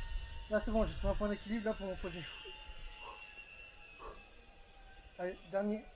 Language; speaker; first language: French; native; French